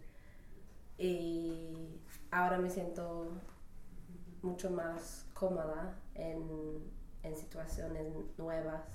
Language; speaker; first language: Spanish; non-native, fluent; English